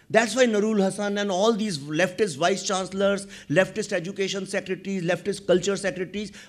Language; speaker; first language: English; non-native, local second language; Hindi